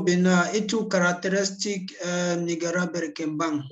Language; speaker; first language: Indonesian; non-native, learner; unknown